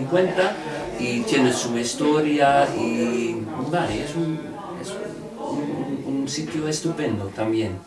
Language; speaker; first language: Spanish; non-native, fluent; Dutch